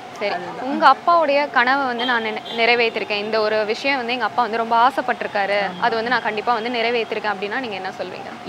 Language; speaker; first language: Tamil; native; Tamil